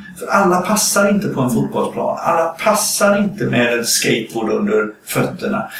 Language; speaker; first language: Swedish; native; Swedish